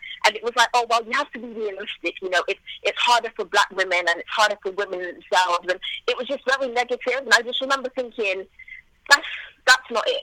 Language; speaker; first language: English; native; English